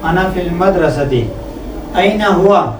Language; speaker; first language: Arabic; non-native, fluent; Urdu